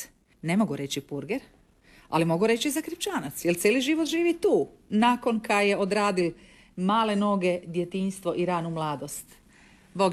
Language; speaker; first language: Serbian; native; Serbian